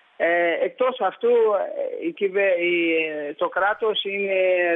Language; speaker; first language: Greek; early bilingual, heritage; Greek